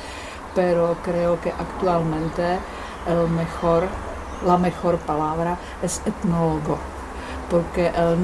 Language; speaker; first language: Spanish; non-native, fluent; Czech